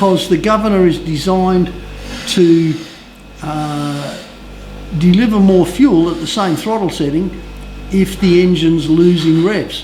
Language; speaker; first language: English; native; English